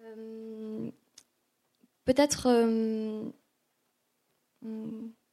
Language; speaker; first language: French; native; French